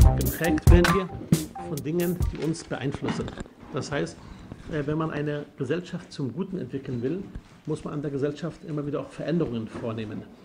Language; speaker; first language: German; early bilingual, other home language; Arabic